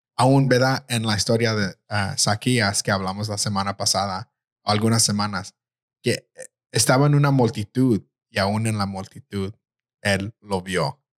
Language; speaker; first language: Spanish; early bilingual, heritage; Spanish